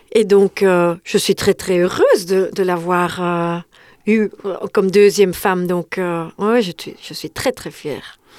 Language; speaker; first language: French; non-native, local second language; Dutch